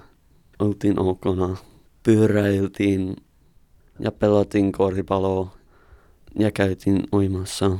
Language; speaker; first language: Finnish; non-native, learner; English